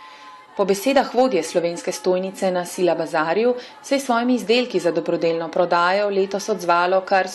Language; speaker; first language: Slovenian; native; Slovenian